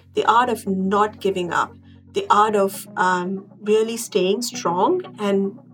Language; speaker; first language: English; non-native, local second language; Tamil